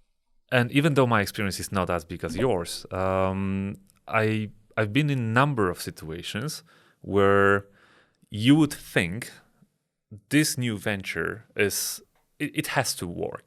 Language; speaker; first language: English; non-native, fluent; Polish